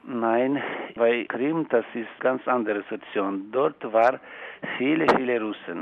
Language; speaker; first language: German; non-native, learner; Ukrainian